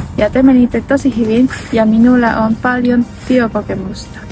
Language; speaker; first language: Finnish; non-native, learner; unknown